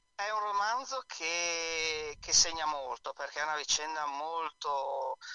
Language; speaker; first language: Italian; native; Italian